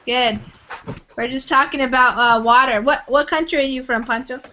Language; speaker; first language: English; native; English